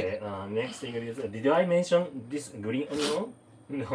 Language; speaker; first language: English; non-native, fluent; Japanese